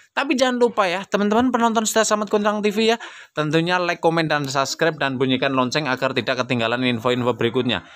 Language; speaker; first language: Indonesian; native; Indonesian